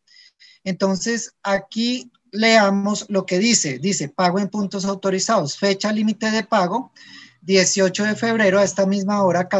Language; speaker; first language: Spanish; native; Spanish